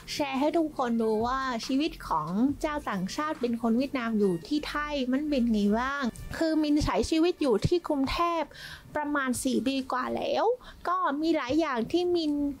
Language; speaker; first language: Thai; non-native, fluent; Vietnamese